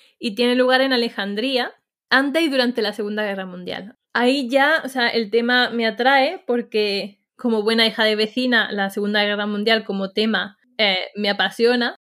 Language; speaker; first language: Spanish; native; Spanish